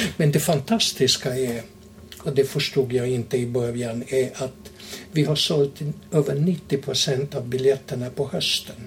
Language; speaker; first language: Swedish; non-native, fluent; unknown